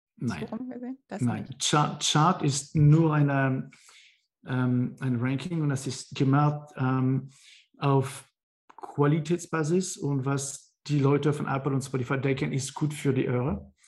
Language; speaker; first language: German; non-native, learner; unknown